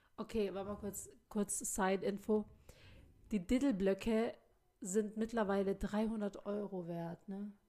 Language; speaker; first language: German; early bilingual, other home language; Filipino